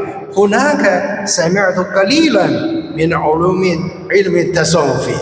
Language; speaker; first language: Arabic; non-native, fluent; Chinese